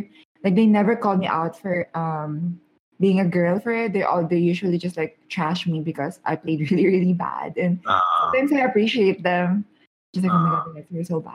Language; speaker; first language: English; non-native, local second language; Filipino